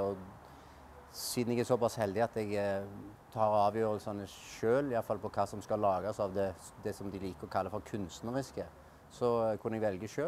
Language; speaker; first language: Norwegian; native; Norwegian